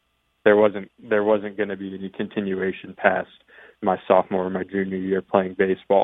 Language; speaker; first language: English; native; English